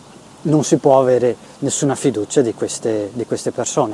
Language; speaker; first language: Italian; native; Italian